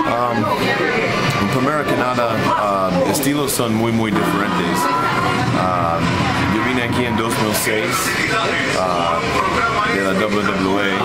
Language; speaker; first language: Spanish; non-native, fluent; English